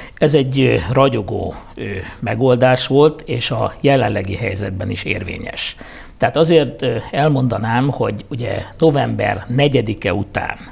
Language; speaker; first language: Hungarian; native; Hungarian